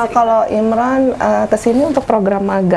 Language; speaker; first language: Indonesian; native; Indonesian